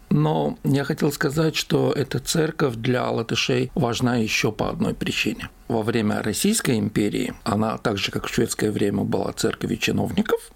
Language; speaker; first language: Russian; native; Russian